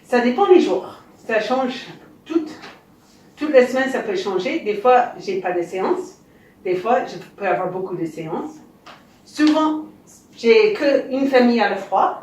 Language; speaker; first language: French; non-native, fluent; English